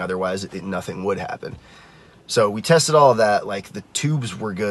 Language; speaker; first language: English; native; English